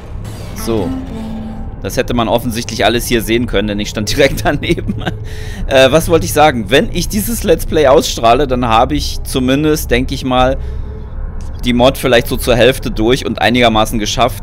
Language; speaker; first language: German; native; German